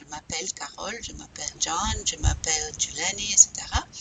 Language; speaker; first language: French; non-native, fluent; English